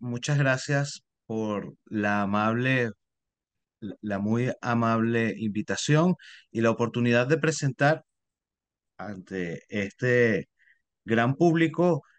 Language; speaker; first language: Spanish; native; Spanish